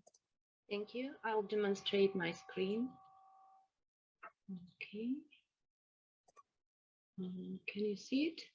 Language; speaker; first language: English; non-native, fluent; Russian